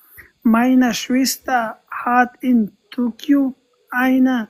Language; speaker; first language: German; non-native, learner; Pashto